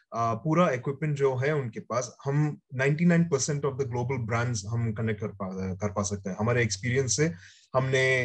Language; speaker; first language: Hindi; native; Hindi